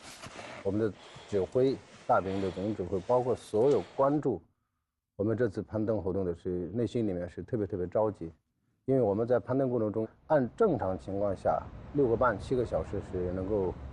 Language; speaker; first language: Chinese; native; Chinese